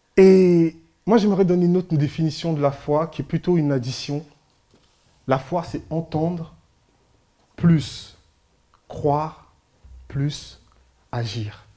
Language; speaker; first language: French; early bilingual, other home language; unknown